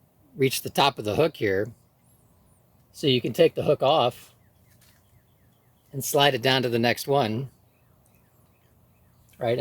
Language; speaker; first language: English; native; English